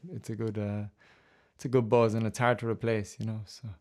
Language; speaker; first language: English; native; English